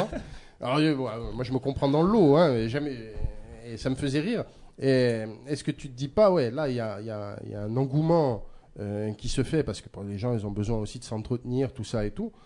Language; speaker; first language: French; native; French